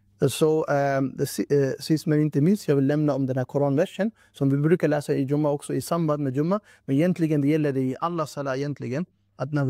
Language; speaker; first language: Swedish; non-native, fluent; Urdu